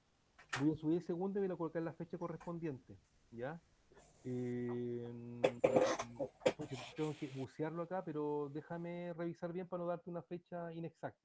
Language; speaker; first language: Spanish; native; Spanish